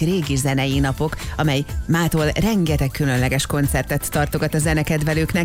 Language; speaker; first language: Hungarian; native; Hungarian